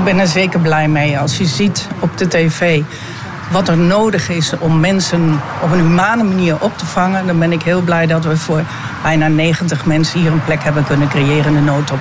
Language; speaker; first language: Dutch; native; Dutch